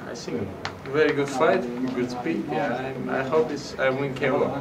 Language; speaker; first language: English; non-native, learner; Russian